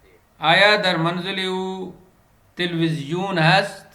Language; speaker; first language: Persian; non-native, fluent; Urdu